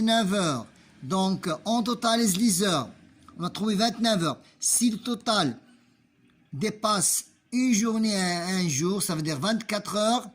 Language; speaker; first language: French; non-native, local second language; Arabic